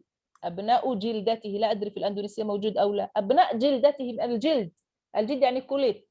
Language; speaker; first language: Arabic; non-native, fluent; Indonesian